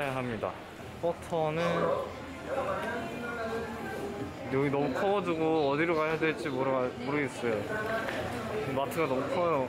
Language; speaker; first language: Korean; early bilingual, heritage; English